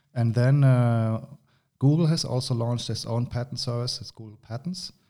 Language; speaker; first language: English; non-native, fluent; German